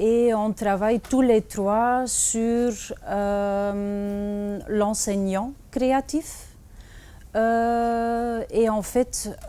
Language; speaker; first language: French; non-native, fluent; Dutch